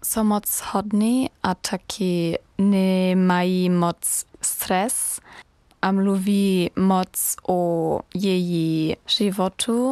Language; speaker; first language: Czech; non-native, learner; German